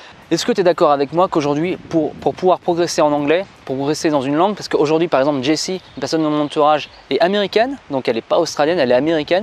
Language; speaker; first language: French; native; French